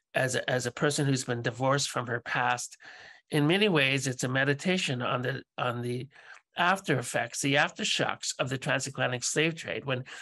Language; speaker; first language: English; native; English